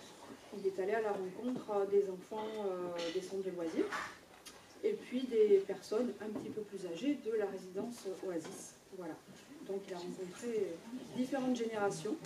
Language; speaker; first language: French; native; French